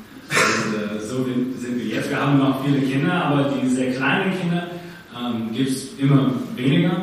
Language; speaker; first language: German; non-native, fluent; English